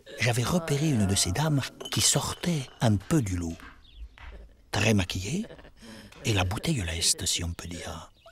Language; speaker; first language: French; early bilingual, other home language; German